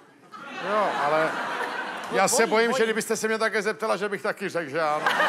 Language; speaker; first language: Czech; native; Czech